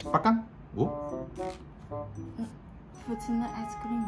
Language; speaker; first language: Japanese; non-native, learner; Chinese